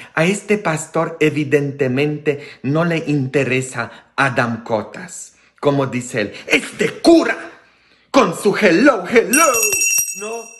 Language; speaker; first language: Spanish; non-native, fluent; Polish